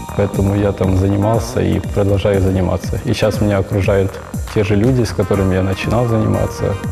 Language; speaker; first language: Russian; non-native, local second language; Ukrainian